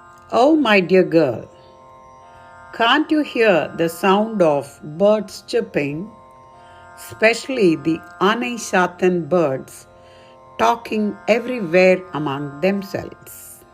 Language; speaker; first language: English; non-native, local second language; Tamil